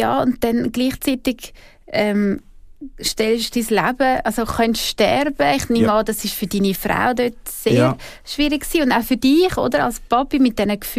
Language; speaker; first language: German; native; German